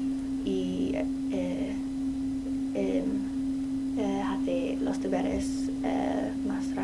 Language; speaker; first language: Spanish; non-native, learner; English